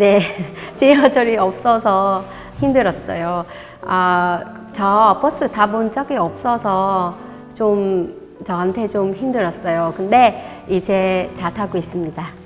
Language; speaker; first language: Korean; non-native, learner; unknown